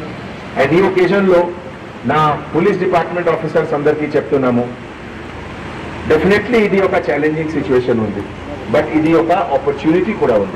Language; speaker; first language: Telugu; non-native, local second language; Hindi